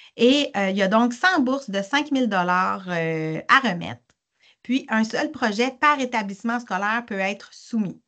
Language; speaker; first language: French; native; French